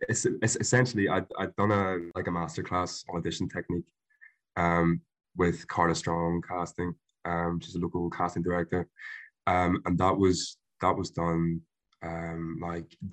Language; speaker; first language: English; native; English